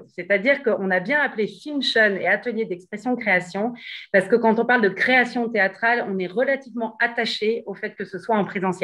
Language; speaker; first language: French; native; French